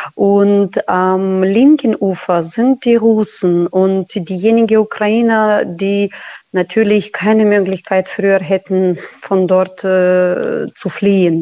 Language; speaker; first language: German; non-native, fluent; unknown